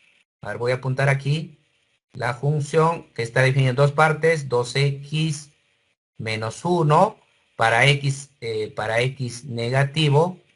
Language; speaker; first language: Spanish; native; Spanish